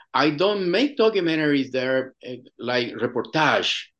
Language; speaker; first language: English; non-native, fluent; Spanish